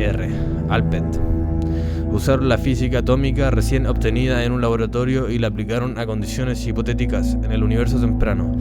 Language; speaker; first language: Spanish; native; Spanish